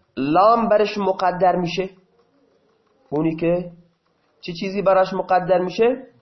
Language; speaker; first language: Persian; non-native, local second language; Baluchi